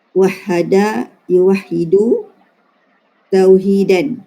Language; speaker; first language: Arabic; non-native, learner; Malay